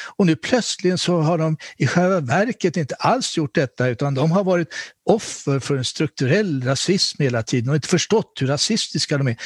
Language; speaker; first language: Swedish; native; Swedish